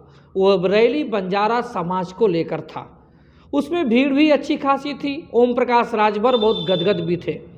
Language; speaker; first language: Hindi; native; Hindi